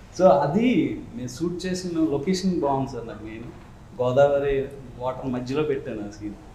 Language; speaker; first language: Telugu; native; Telugu